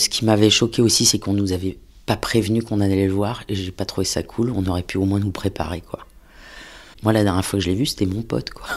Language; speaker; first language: French; native; French